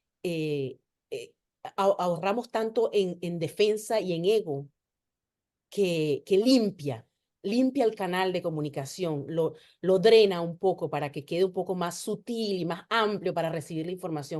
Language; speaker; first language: Spanish; native; Spanish